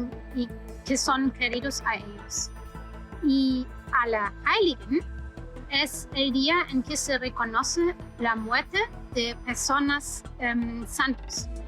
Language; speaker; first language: Spanish; non-native, fluent; German